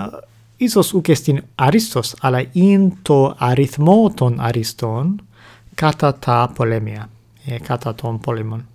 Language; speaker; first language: Greek; non-native, fluent; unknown